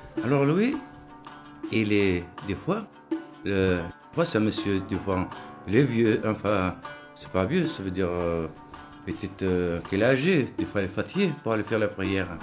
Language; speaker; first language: French; non-native, local second language; Arabic